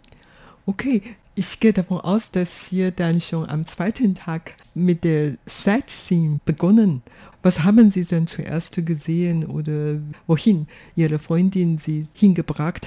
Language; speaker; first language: German; non-native, fluent; Chinese